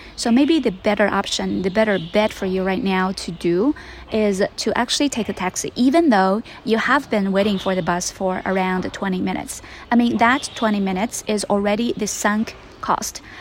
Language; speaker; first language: English; non-native, fluent; Chinese